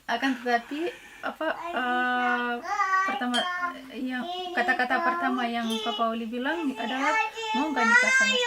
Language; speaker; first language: Indonesian; non-native, fluent; Russian